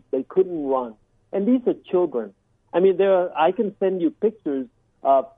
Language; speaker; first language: English; early bilingual, other home language; Vietnamese